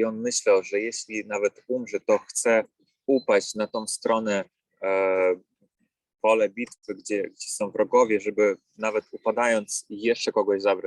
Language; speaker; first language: Polish; native; Polish